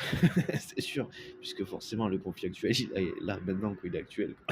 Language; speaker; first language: French; native; French